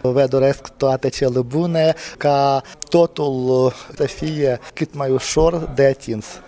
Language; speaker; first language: Romanian; non-native, fluent; Ukrainian